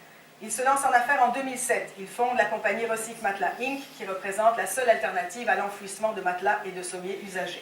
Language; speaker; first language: French; native; French